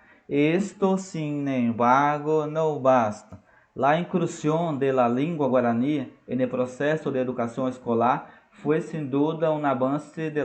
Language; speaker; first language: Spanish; non-native, fluent; Portuguese